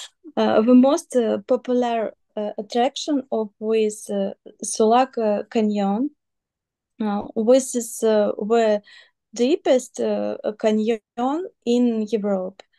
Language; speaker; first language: English; non-native, learner; Russian